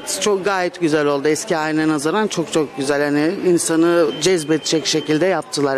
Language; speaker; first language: Turkish; native; Turkish